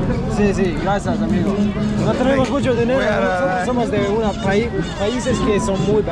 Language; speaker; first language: Spanish; non-native, learner; Bosnian